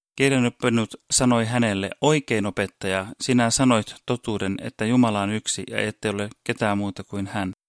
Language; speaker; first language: Finnish; early bilingual, heritage; Finnish